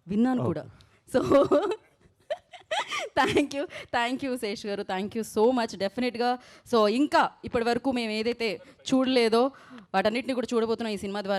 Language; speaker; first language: Telugu; native; Telugu